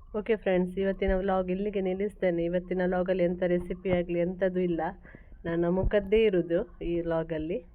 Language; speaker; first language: Kannada; non-native, local second language; Tulu